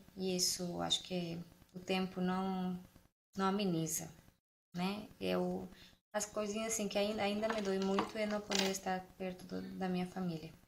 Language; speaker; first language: Portuguese; non-native, fluent; Spanish